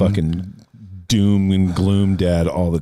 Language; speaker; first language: English; native; English